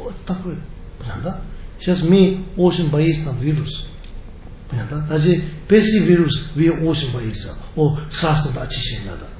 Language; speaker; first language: Russian; non-native, learner; Tibetan